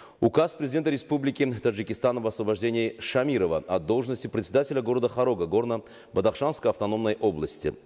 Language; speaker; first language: Russian; non-native, local second language; Tajik